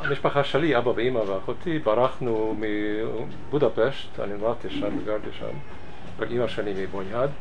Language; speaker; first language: Hebrew; non-native, fluent; Hungarian